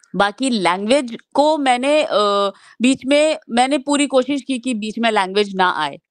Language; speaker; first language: Hindi; native; Hindi